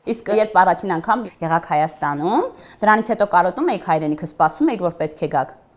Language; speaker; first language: Armenian; native; Armenian